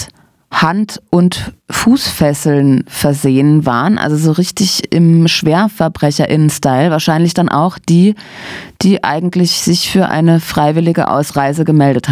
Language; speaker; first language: German; native; German